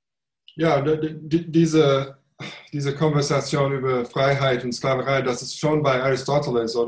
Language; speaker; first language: German; non-native, fluent; English